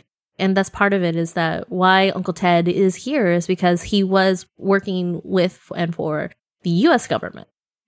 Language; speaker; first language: English; native; English